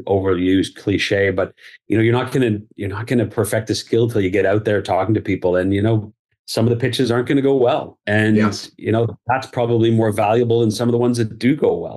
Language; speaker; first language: English; native; English